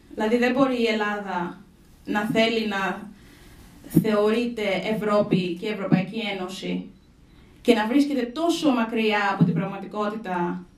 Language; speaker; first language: Greek; non-native, fluent; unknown